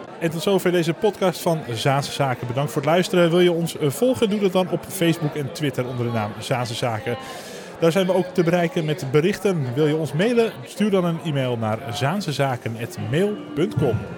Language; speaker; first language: Dutch; native; Dutch